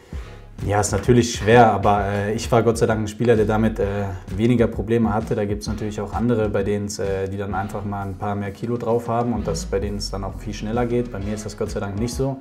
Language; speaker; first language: German; native; German